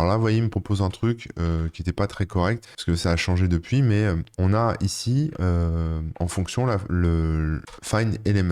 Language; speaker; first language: French; native; French